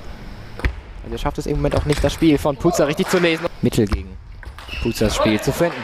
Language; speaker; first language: German; native; German